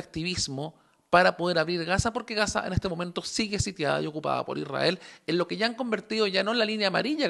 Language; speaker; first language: Spanish; native; Spanish